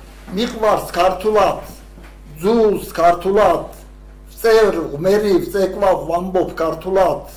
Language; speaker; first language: Georgian; early bilingual, heritage; Georgian